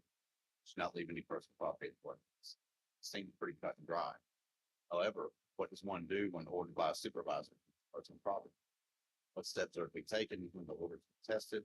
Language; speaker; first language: English; native; English